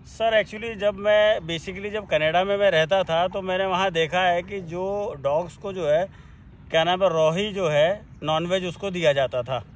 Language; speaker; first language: Hindi; native; Hindi